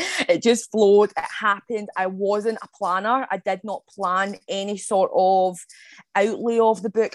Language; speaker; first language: English; native; English